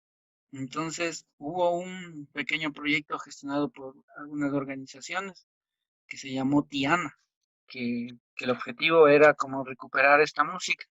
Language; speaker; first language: Spanish; non-native, local second language; Quechua